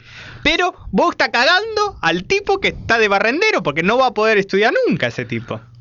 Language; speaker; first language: Spanish; native; Spanish